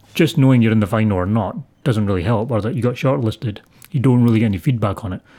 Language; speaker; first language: English; native; English